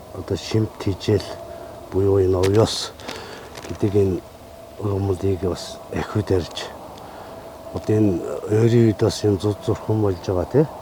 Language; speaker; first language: Mongolian; native; Mongolian